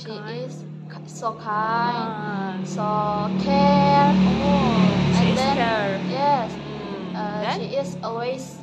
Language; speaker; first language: English; non-native, learner; Indonesian